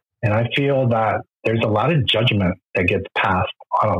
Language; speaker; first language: English; non-native, fluent; Spanish